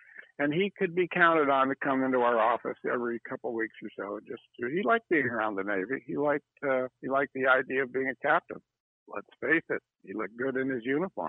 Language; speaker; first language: English; native; English